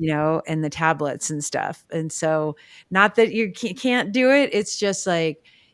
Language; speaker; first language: English; native; English